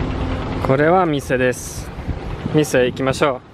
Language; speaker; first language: Japanese; non-native, learner; Polish